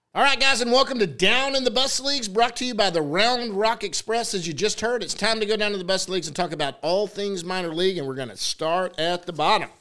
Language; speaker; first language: English; native; English